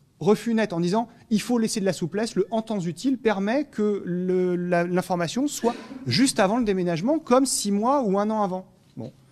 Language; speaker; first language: French; native; French